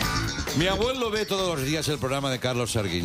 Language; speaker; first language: Spanish; native; Spanish